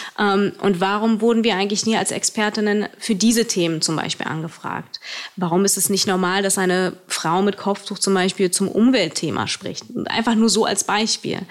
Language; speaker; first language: German; early bilingual, other home language; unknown